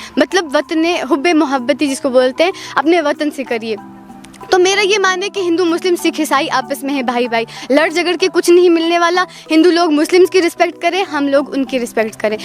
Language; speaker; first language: Hindi; non-native, local second language; Pahari-Potwari